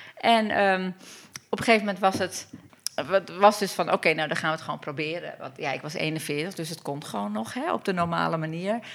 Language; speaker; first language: Dutch; early bilingual, other home language; Turkish